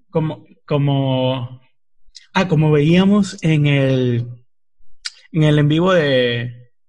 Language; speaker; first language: Spanish; native; Spanish